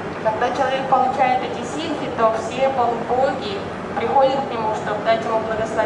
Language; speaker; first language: Russian; native; Russian